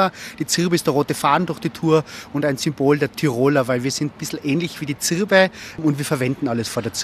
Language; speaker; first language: German; native; German